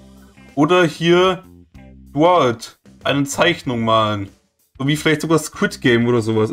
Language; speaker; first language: German; native; German